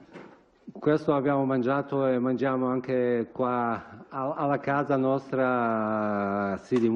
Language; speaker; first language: Italian; non-native, fluent; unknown